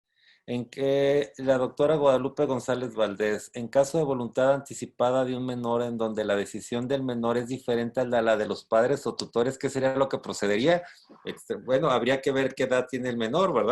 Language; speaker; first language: Spanish; native; Spanish